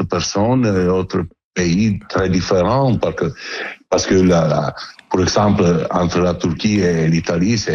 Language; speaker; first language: French; non-native, learner; Italian